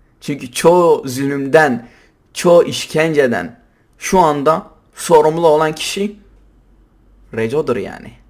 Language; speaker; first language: Turkish; non-native, local second language; Kurdish